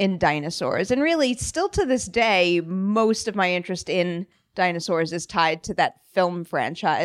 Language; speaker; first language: English; native; English